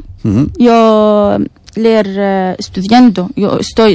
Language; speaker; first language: Spanish; non-native, learner; Arabic